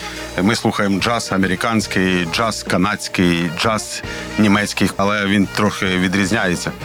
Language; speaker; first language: Ukrainian; non-native, local second language; Russian